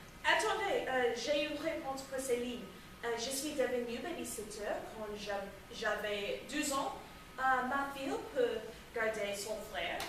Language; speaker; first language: French; non-native, learner; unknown